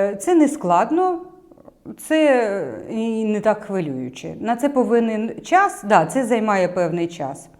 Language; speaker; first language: Ukrainian; non-native, local second language; Russian